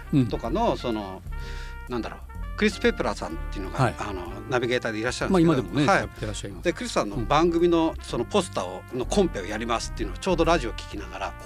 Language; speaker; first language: Japanese; native; Japanese